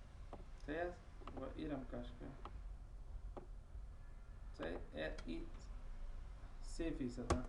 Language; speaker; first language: Persian; non-native, local second language; Pashto